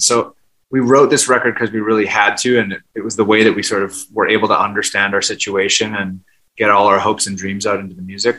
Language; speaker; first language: English; native; English